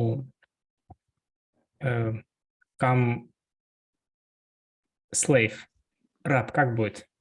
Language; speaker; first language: French; non-native, learner; Russian